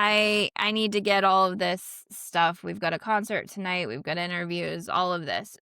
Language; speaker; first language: English; native; English